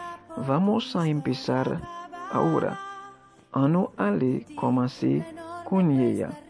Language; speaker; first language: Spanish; non-native, fluent; Haitian Creole